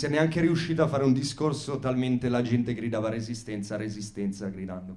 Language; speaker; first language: Italian; native; Italian